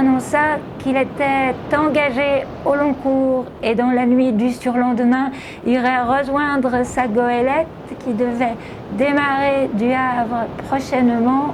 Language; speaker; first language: French; native; French